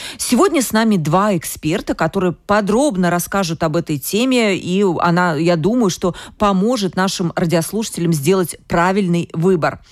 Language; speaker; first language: Russian; native; Russian